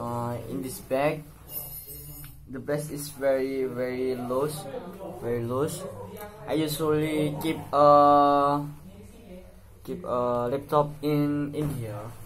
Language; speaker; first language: English; non-native, learner; Indonesian